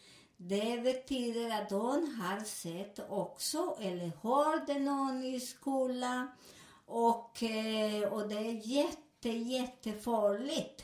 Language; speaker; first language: Swedish; non-native, fluent; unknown